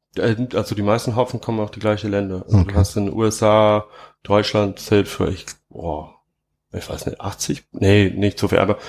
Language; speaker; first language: German; non-native, fluent; English